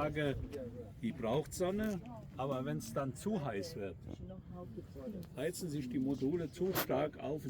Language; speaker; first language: German; native; German